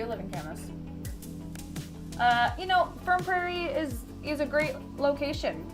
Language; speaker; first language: English; native; English